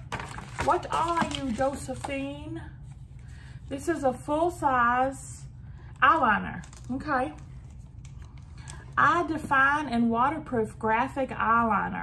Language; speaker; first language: English; native; English